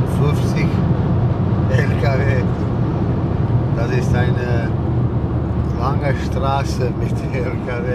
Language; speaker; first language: German; non-native, learner; Croatian